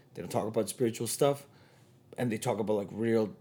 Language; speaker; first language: English; non-native, fluent; Spanish